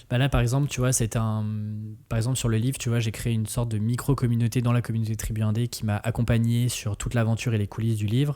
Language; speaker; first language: French; native; French